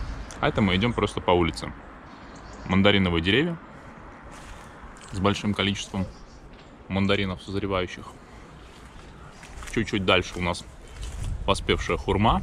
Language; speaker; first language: Russian; native; Russian